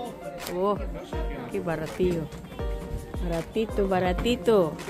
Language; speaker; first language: Spanish; non-native, learner; Filipino